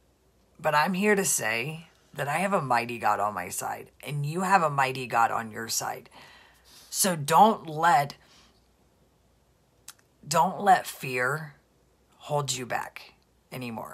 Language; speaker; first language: English; native; English